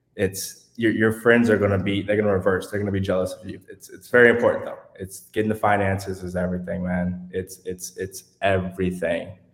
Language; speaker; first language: English; native; English